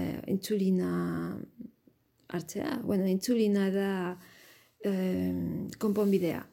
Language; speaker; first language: Basque; non-native, learner; Spanish